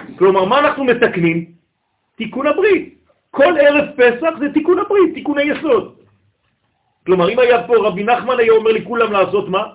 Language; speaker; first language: Hebrew; non-native, fluent; French